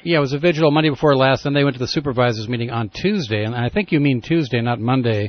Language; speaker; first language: English; native; English